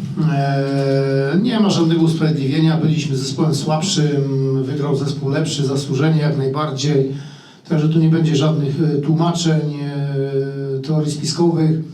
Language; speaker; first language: Polish; native; Polish